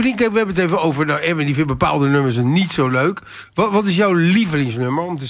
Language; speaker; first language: Dutch; native; Dutch